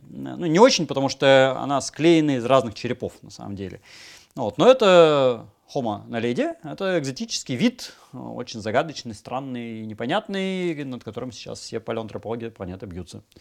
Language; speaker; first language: Russian; native; Russian